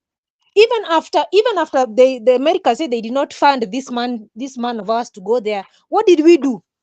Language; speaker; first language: English; non-native, local second language; Swahili